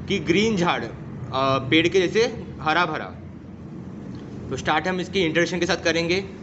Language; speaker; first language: Hindi; non-native, local second language; Marathi